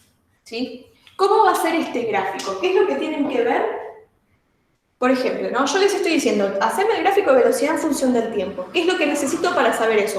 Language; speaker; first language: Spanish; native; Spanish